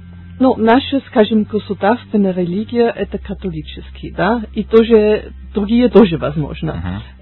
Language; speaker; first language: Russian; non-native, learner; German